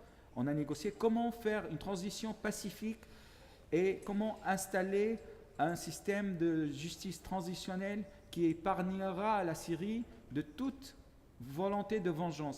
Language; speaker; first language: French; non-native, fluent; Arabic